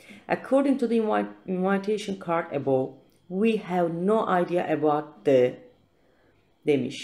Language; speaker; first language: English; non-native, fluent; Turkish